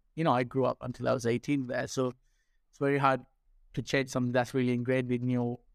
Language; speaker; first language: English; non-native, local second language; Sinhala